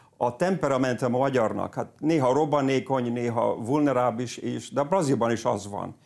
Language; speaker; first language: Hungarian; early bilingual, heritage; Hungarian